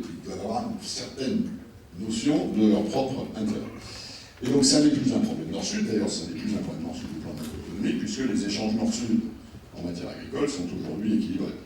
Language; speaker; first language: French; native; French